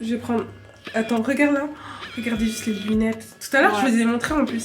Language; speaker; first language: French; native; French